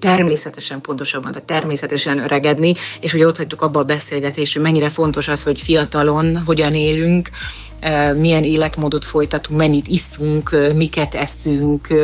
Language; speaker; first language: Hungarian; native; Hungarian